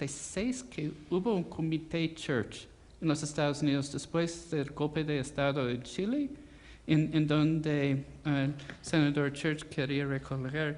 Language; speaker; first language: Spanish; non-native, fluent; English